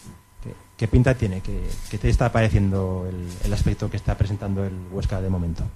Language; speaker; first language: Spanish; native; Spanish